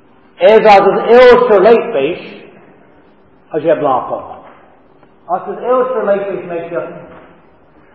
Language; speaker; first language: Hungarian; non-native, learner; English